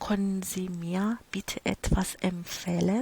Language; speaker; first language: German; non-native, fluent; Persian